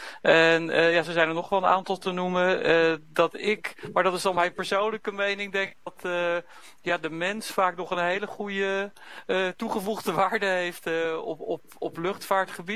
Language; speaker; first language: Dutch; native; Dutch